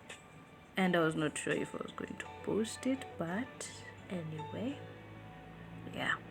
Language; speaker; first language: English; non-native, local second language; Swahili